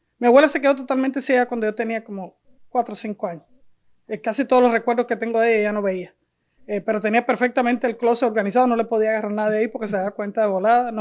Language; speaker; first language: Spanish; native; Spanish